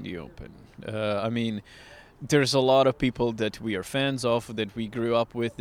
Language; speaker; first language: English; non-native, fluent; Portuguese